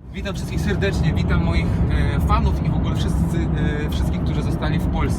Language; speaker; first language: Polish; non-native, fluent; Russian